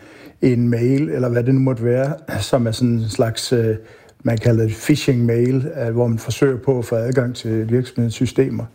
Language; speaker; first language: Danish; native; Danish